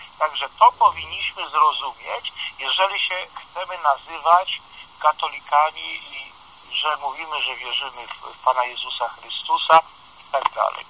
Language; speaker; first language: Polish; native; Polish